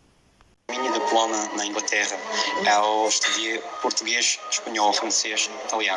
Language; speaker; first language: Portuguese; non-native, fluent; English